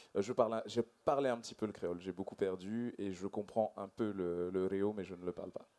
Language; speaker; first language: French; native; French